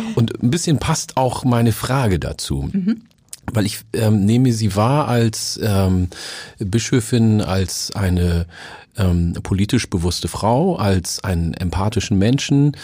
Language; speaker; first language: German; early bilingual, other home language; Oromo